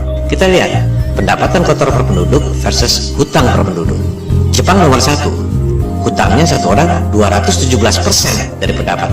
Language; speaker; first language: Indonesian; native; Indonesian